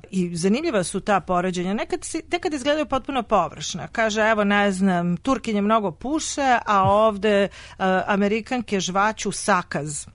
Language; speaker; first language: Serbian; native; Serbian